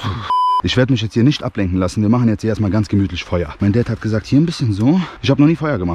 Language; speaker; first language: German; early bilingual, other home language; Bosnian